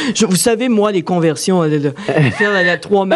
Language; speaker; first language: French; native; French